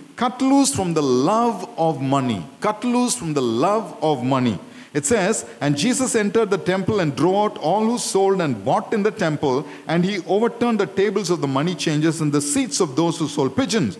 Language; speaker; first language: English; non-native, local second language; Tamil